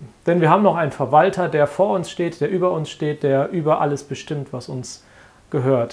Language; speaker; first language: German; native; German